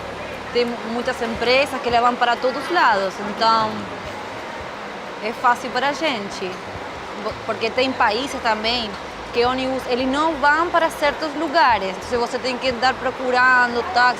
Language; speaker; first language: Portuguese; non-native, fluent; Spanish